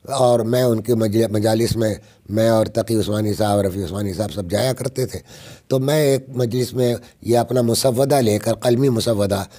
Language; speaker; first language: Urdu; native; Urdu